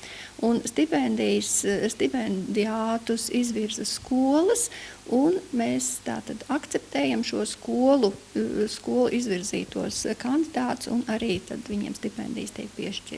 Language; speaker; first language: Latvian; native; Latvian